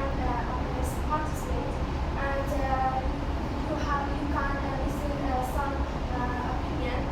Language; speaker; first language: English; non-native, learner; Kurdish